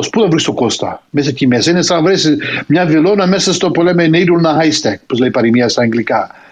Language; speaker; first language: Greek; early bilingual, heritage; Greek